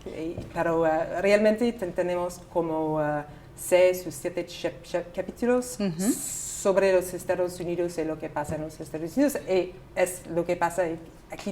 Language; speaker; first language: Spanish; non-native, learner; English